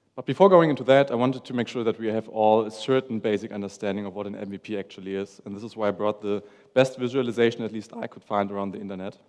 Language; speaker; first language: English; non-native, fluent; German